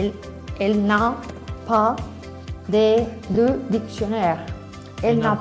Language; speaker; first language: French; non-native, learner; Spanish